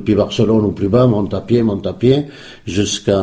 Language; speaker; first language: French; early bilingual, other home language; Spanish